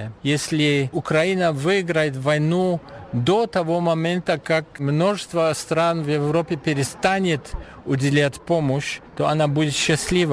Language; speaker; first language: Russian; non-native, fluent; German